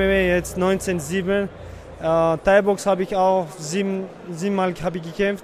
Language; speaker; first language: German; non-native, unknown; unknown